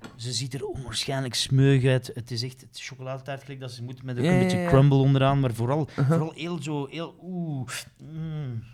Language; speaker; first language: Dutch; native; Dutch